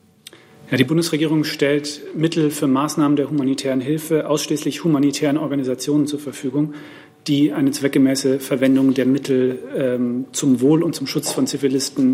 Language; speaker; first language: German; native; German